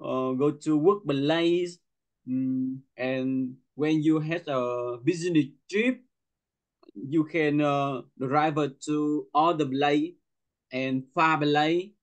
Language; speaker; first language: English; non-native, learner; Vietnamese